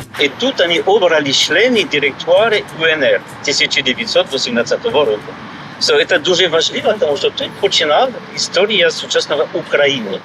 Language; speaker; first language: Ukrainian; non-native, learner; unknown